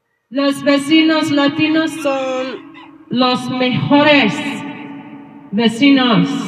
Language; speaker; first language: Spanish; non-native, learner; English